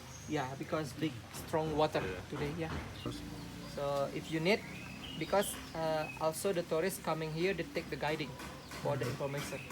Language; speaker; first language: English; non-native, learner; Indonesian